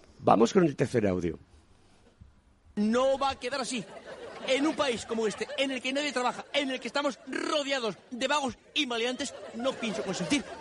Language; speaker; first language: Spanish; native; Spanish